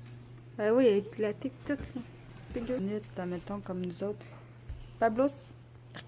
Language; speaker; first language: French; native; French